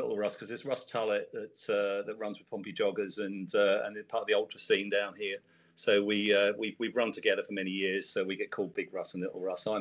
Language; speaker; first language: English; native; English